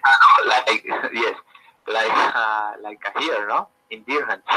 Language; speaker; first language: English; non-native, learner; Spanish